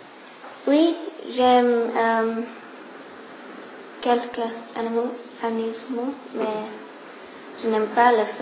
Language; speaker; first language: French; non-native, learner; English